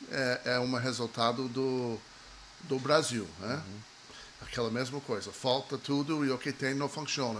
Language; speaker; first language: Portuguese; non-native, fluent; English